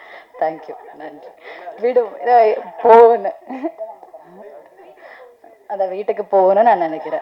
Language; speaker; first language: Tamil; non-native, learner; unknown